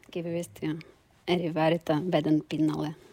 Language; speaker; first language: Finnish; non-native, learner; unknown